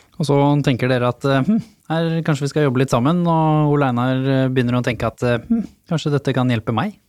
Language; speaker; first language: Norwegian; native; Norwegian